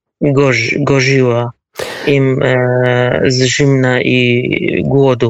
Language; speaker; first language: Polish; non-native, learner; Kurdish